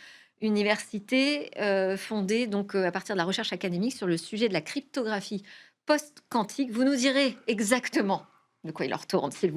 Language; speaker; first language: French; native; French